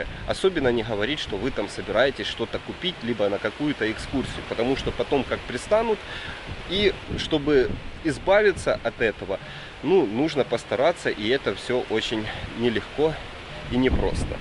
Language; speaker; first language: Russian; native; Russian